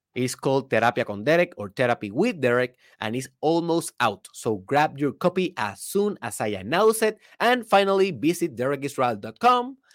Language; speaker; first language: English; non-native, fluent; Spanish